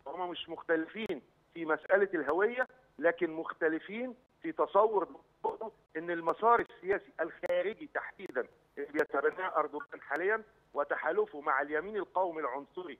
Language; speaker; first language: Arabic; native; Arabic